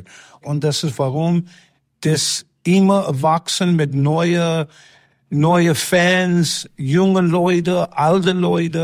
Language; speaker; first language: German; non-native, learner; English